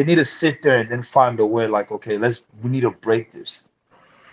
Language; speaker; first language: English; native; English